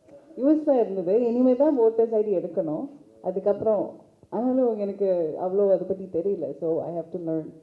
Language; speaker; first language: Tamil; early bilingual, heritage; Tamil